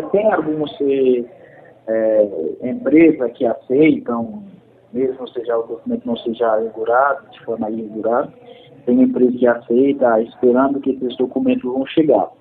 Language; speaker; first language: Portuguese; non-native, fluent; Haitian Creole